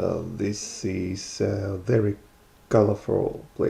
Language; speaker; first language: English; non-native, learner; Russian